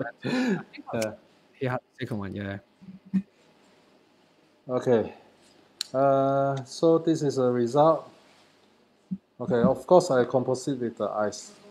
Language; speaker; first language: English; non-native, learner; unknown